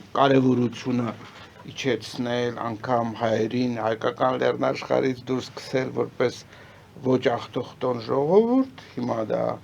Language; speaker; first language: Armenian; native; Armenian